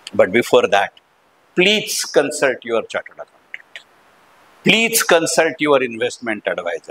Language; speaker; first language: English; non-native, local second language; Marathi